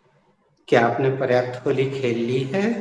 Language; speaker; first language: Hindi; native; Hindi